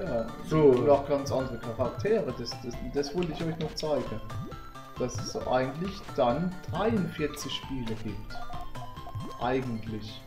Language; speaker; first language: German; native; German